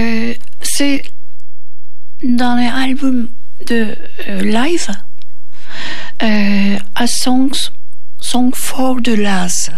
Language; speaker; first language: French; non-native, fluent; Turkish